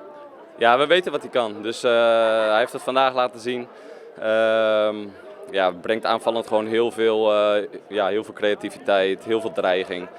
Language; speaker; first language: Dutch; native; Dutch